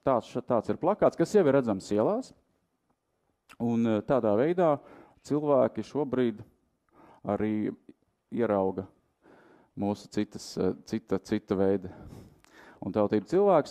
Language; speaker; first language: Latvian; native; Latvian